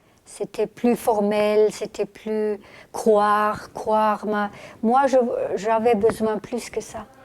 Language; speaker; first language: French; non-native, fluent; German